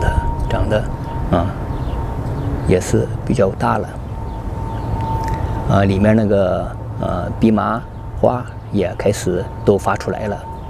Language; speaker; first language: Chinese; native; Chinese